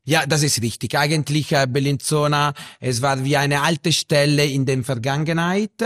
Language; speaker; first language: German; non-native, local second language; Italian